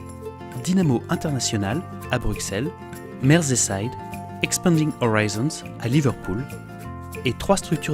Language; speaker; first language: French; native; French